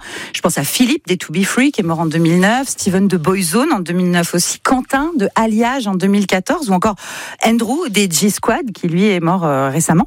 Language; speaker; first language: French; native; French